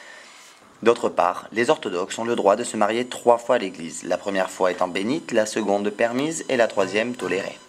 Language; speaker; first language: French; native; French